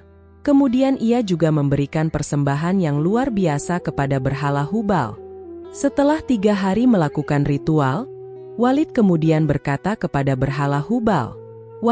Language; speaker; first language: Indonesian; native; Indonesian